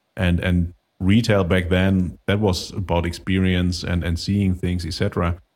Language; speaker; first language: English; non-native, fluent; German